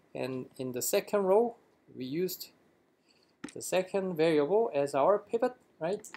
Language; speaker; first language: English; non-native, fluent; Korean